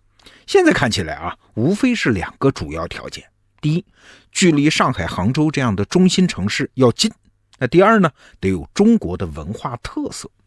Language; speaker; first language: Chinese; native; Chinese